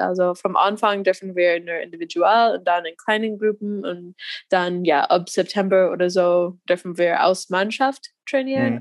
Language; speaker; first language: German; non-native, learner; English